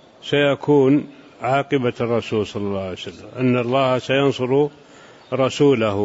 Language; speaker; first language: Arabic; native; Arabic